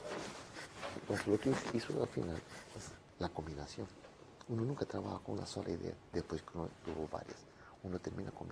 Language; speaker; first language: Spanish; non-native, fluent; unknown